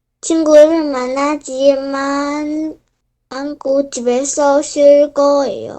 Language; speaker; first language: Korean; non-native, learner; Chinese